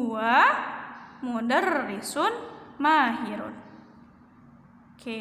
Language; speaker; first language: Arabic; non-native, fluent; Indonesian